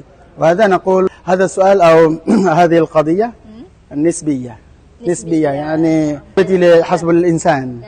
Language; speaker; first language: Arabic; non-native, fluent; Malay